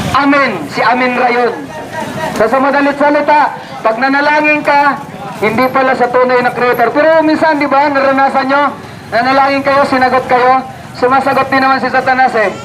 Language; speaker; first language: Filipino; non-native, local second language; Cebuano